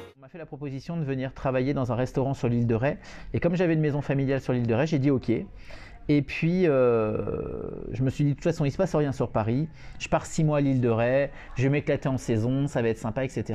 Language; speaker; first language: French; native; French